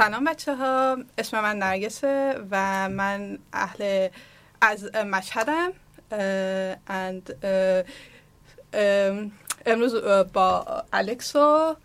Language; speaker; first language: English; non-native, learner; Persian